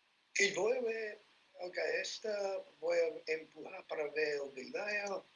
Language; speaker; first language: Spanish; non-native, fluent; English